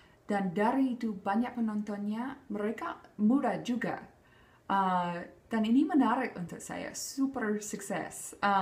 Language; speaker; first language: Indonesian; non-native, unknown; English